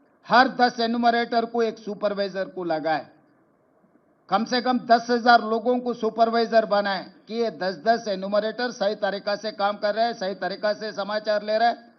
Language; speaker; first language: Hindi; non-native, local second language; Telugu